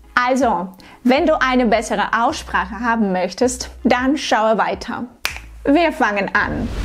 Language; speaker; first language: German; non-native, fluent; Russian